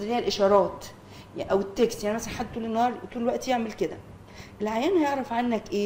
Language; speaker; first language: Arabic; native; Arabic